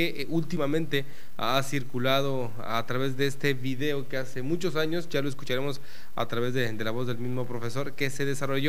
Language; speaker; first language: Spanish; native; Spanish